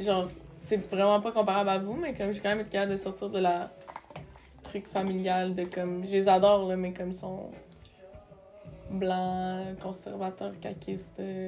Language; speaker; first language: French; native; French